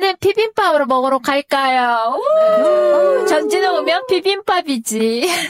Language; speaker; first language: Korean; non-native, fluent; Kyrgyz